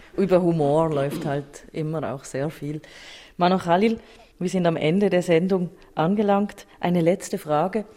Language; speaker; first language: German; native; German